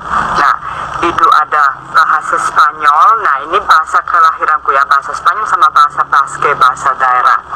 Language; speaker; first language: Indonesian; non-native, fluent; Spanish